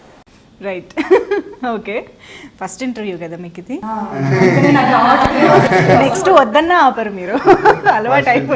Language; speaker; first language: Telugu; native; Telugu